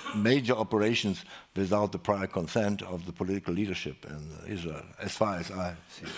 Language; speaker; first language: English; non-native, fluent; German